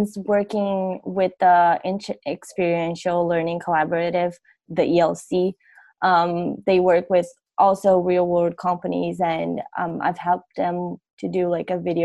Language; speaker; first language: English; non-native, fluent; Portuguese